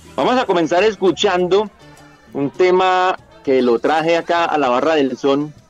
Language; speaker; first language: Spanish; native; Spanish